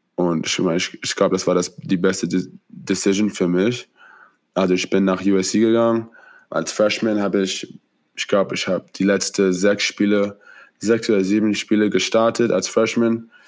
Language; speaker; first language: German; non-native, fluent; English